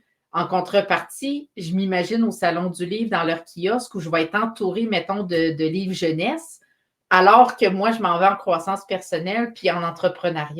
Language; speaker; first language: French; native; French